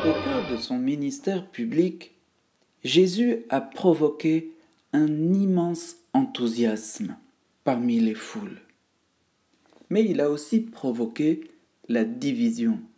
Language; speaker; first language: French; native; French